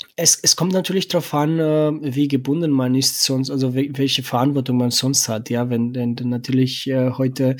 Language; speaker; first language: German; non-native, fluent; Romanian